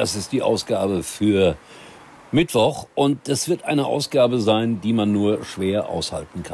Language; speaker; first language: German; native; German